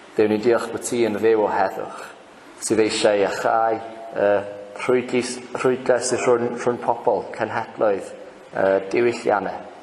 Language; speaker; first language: Welsh; native; Welsh